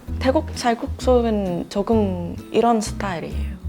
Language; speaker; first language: Korean; non-native, fluent; Thai